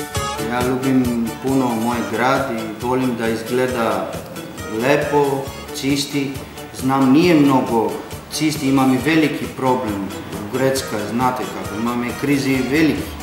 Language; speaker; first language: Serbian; non-native, learner; Greek